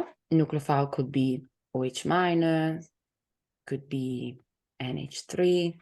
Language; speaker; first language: English; non-native, fluent; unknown